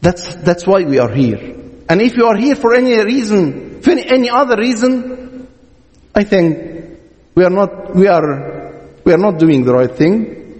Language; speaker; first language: English; non-native, fluent; Arabic